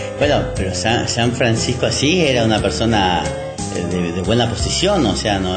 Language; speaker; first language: Spanish; native; Spanish